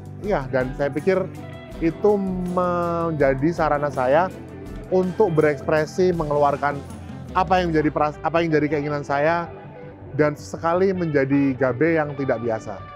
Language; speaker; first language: Indonesian; native; Indonesian